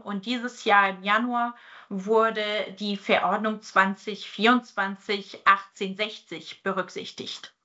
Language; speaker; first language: German; native; German